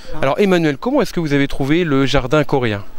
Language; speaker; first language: French; native; French